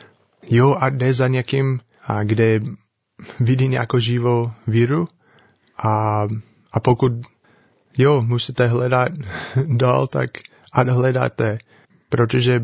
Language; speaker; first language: Czech; non-native, fluent; English